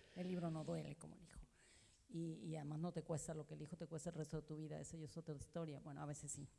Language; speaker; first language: Spanish; native; Spanish